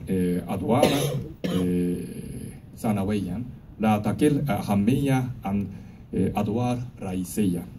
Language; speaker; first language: Arabic; non-native, learner; Japanese